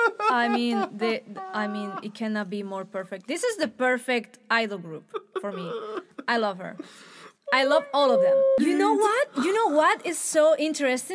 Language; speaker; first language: English; non-native, fluent; Spanish